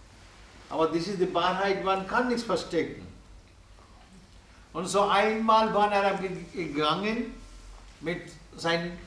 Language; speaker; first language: German; non-native, learner; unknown